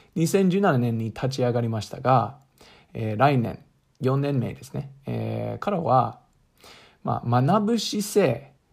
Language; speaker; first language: Japanese; non-native, fluent; English